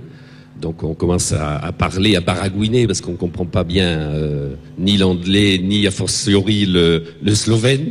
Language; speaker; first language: French; native; French